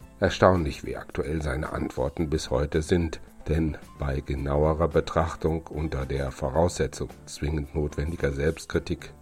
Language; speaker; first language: German; native; German